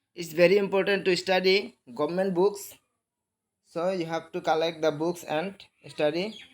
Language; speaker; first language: English; non-native, local second language; Assamese